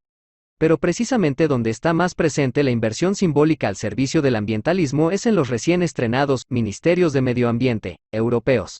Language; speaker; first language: Spanish; native; Spanish